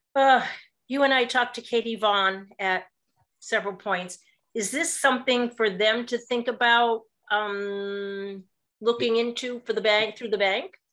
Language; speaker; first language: English; native; English